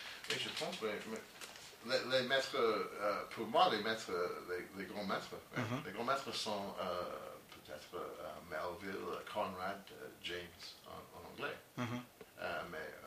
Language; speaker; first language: French; non-native, learner; English